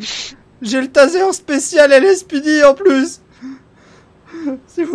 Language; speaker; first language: French; native; French